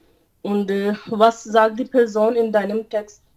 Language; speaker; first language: German; non-native, learner; Urdu